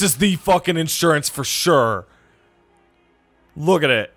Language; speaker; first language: English; native; English